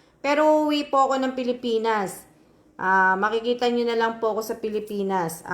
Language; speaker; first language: Filipino; native; Filipino